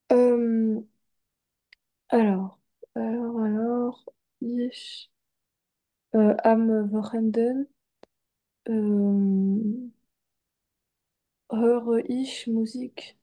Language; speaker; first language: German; non-native, learner; French